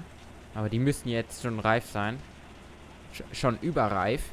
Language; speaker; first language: German; native; German